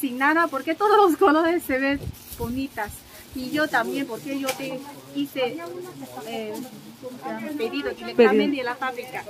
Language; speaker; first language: Spanish; non-native, learner; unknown